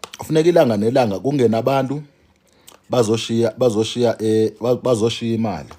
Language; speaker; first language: Zulu; non-native, local second language; Xhosa